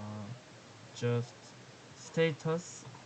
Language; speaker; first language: English; non-native, learner; Korean